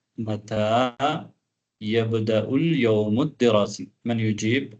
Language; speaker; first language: Arabic; non-native, fluent; Tamil